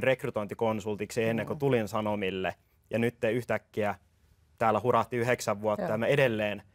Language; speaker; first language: Finnish; native; Finnish